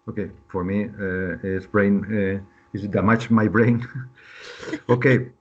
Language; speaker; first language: English; non-native, learner; Spanish